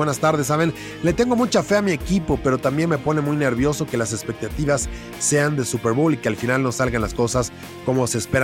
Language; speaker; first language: Spanish; native; Spanish